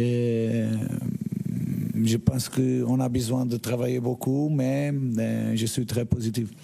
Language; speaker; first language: French; non-native, learner; Portuguese